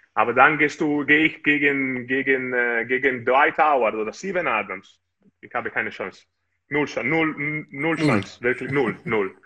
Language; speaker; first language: German; non-native, fluent; Italian